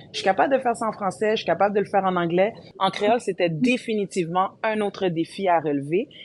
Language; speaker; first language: French; early bilingual, other home language; Haitian Creole